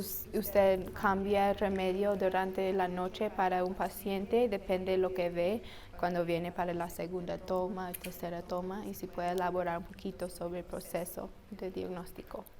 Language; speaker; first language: Spanish; non-native, fluent; English